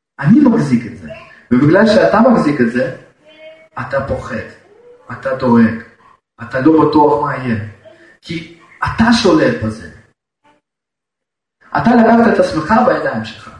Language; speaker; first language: Hebrew; non-native, fluent; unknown